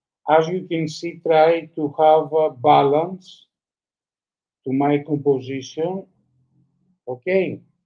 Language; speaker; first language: English; non-native, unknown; Greek